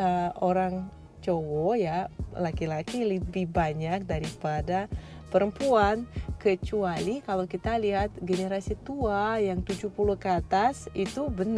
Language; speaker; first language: Indonesian; non-native, fluent; Russian